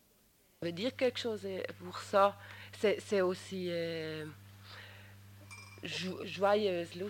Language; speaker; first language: French; non-native, local second language; German